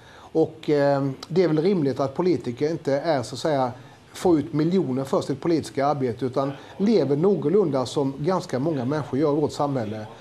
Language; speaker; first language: Swedish; native; Swedish